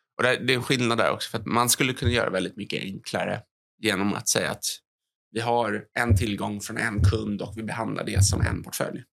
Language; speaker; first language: Swedish; native; Swedish